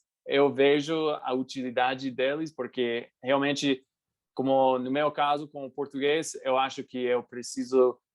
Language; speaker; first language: Portuguese; non-native, fluent; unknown